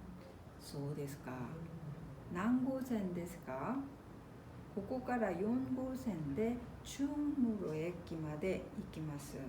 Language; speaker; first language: Japanese; non-native, fluent; Korean